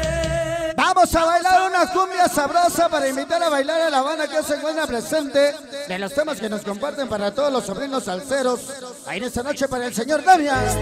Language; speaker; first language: Spanish; native; Spanish